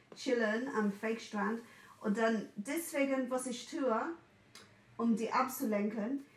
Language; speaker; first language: German; non-native, fluent; English